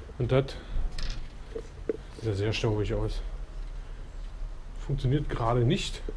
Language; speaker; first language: German; native; German